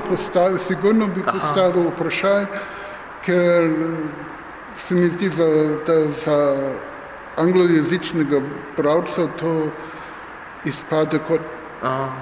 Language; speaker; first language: Slovenian; non-native, fluent; English